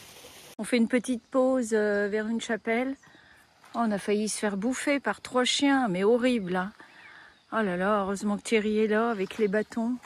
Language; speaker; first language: French; native; French